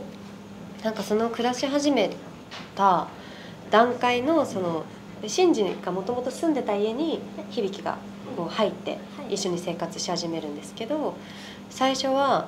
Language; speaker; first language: Japanese; native; Japanese